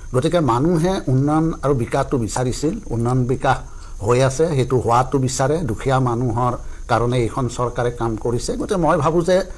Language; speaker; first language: Assamese; native; Assamese